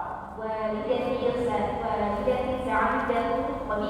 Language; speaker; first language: Arabic; non-native, learner; Indonesian